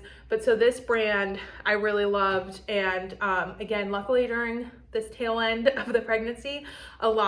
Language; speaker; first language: English; native; English